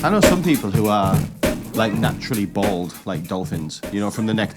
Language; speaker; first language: English; native; English